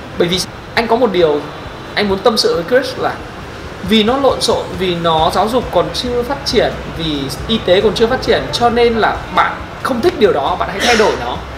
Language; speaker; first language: Vietnamese; native; Vietnamese